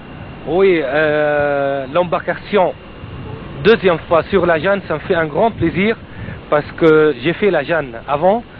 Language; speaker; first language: French; non-native, fluent; Arabic